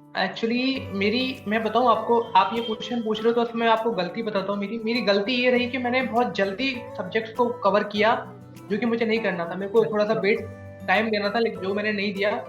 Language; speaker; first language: Hindi; native; Hindi